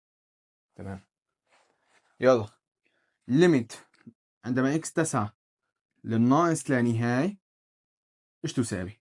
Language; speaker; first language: Arabic; native; Arabic